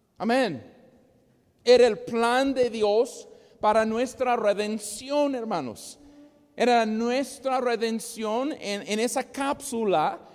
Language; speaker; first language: Spanish; non-native, fluent; English